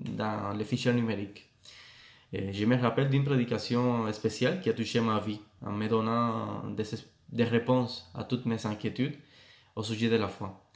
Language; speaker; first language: French; non-native, fluent; Spanish